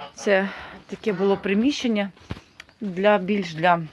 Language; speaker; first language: Ukrainian; non-native, local second language; Russian